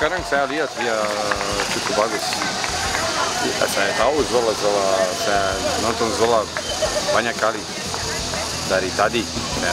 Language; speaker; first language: Indonesian; non-native, learner; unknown